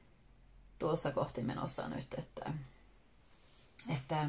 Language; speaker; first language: Finnish; early bilingual, heritage; Finnish